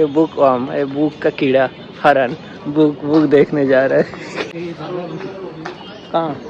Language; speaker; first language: Hindi; non-native, learner; Bangla